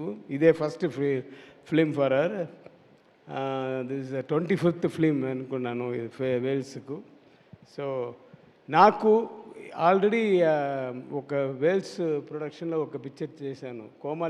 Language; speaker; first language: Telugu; non-native, learner; Tamil